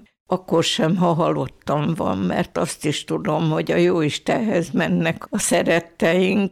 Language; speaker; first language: Hungarian; native; Hungarian